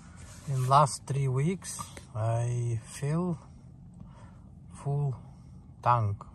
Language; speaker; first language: English; non-native, learner; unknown